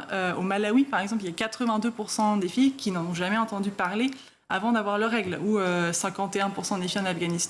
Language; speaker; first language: French; native; French